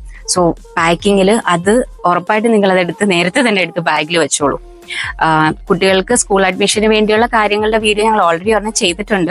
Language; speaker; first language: Malayalam; native; Malayalam